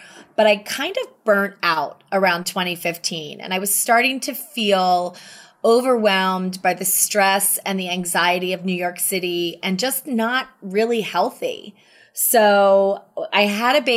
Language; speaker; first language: English; native; English